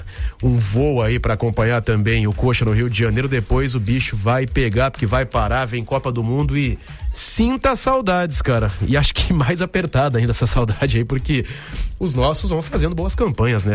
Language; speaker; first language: Portuguese; native; Portuguese